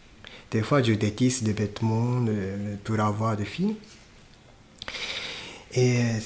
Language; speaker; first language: French; non-native, fluent; Japanese